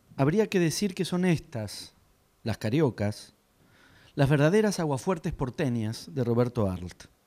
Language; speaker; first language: Spanish; native; Spanish